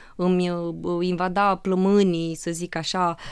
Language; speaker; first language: Romanian; non-native, local second language; Russian